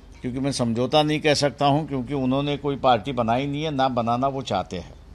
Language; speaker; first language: Hindi; non-native, local second language; Marathi